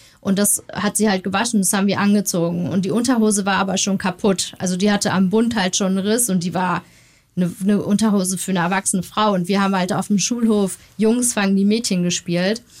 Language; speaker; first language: German; early bilingual, other home language; Turkish